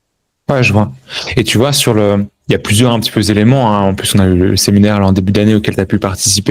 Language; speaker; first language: French; native; French